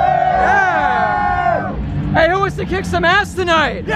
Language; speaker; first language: English; native; English